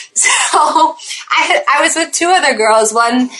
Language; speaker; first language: English; native; English